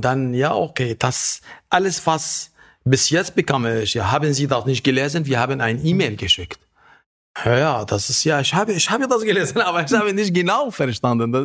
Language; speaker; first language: German; non-native, fluent; Arabic